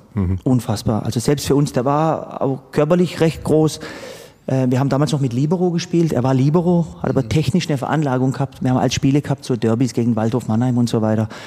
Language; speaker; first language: German; early bilingual, other home language; Croatian